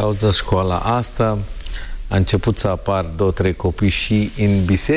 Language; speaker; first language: Romanian; non-native, learner; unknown